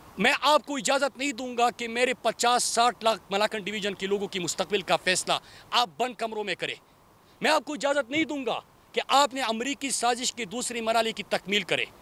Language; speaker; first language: Urdu; non-native, local second language; Pashto